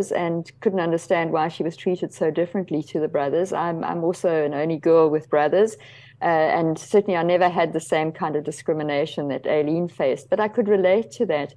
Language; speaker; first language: English; native; English